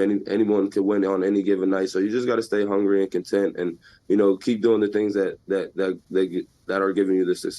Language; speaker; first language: English; native; English